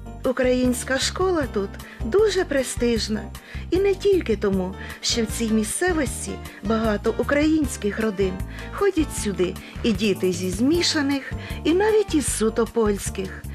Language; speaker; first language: Ukrainian; native; Ukrainian